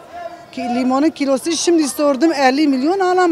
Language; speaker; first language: Turkish; non-native, local second language; Kurdish